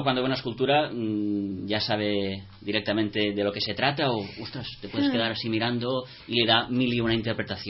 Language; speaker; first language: Spanish; non-native, local second language; Catalan